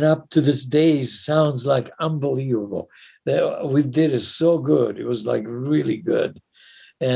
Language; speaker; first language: English; non-native, fluent; Italian